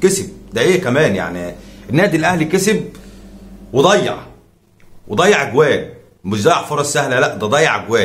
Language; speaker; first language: Arabic; native; Arabic